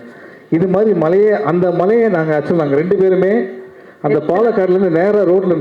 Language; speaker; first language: Tamil; native; Tamil